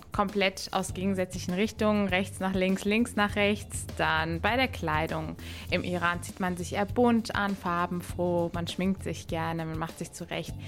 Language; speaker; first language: German; native; German